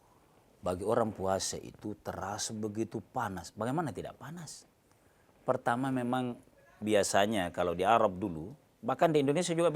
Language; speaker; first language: Indonesian; native; Indonesian